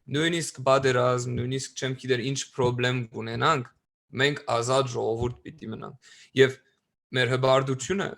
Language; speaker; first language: Armenian; early bilingual, other home language; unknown